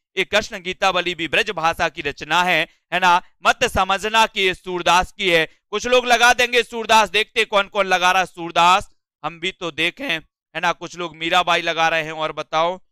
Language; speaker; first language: Hindi; native; Hindi